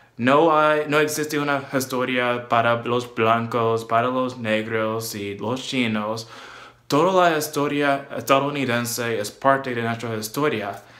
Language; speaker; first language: Spanish; non-native, learner; English